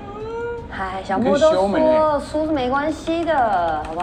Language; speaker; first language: Chinese; native; Chinese